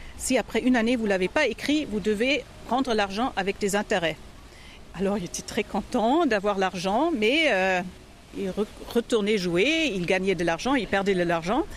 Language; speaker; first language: French; non-native, fluent; German